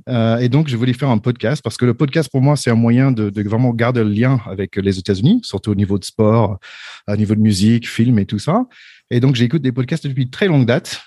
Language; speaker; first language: French; non-native, fluent; English